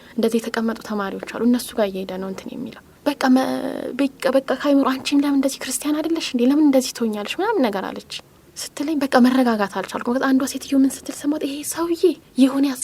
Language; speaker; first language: Amharic; native; Amharic